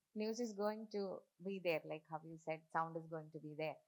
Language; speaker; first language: English; non-native, local second language; Malayalam